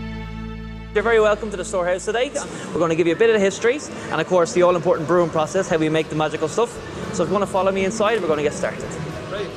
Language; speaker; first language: English; native; English